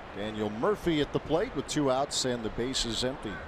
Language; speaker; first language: English; native; English